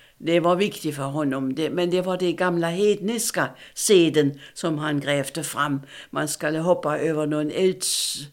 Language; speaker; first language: Swedish; non-native, fluent; German